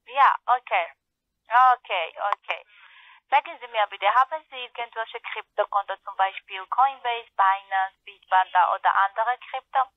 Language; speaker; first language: German; non-native, learner; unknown